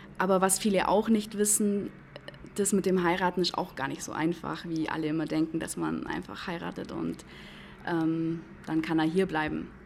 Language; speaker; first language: German; native; German